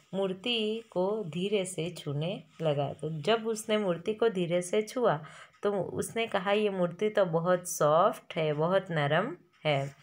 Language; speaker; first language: Hindi; non-native, local second language; Gujarati